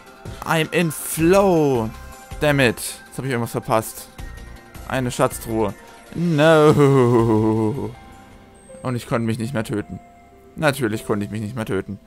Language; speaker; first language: German; native; German